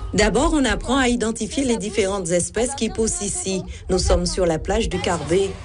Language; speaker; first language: French; native; French